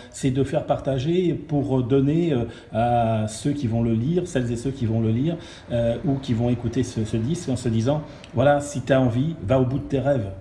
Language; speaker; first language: French; native; French